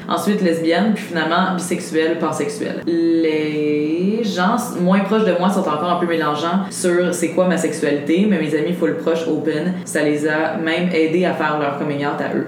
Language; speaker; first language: French; native; French